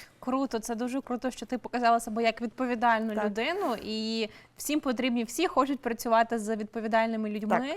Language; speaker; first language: Ukrainian; native; Ukrainian